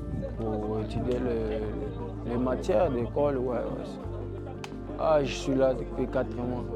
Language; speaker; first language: French; non-native, learner; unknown